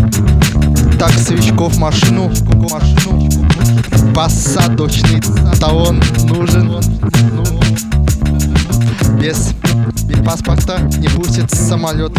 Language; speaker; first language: Russian; non-native, learner; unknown